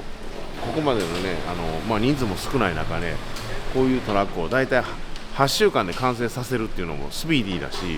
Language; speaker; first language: Japanese; native; Japanese